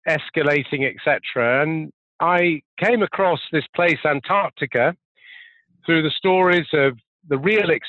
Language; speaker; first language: English; native; English